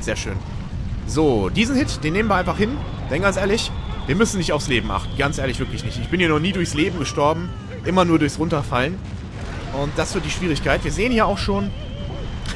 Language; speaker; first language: German; native; German